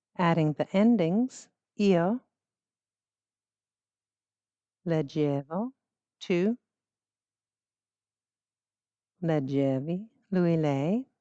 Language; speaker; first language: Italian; non-native, fluent; English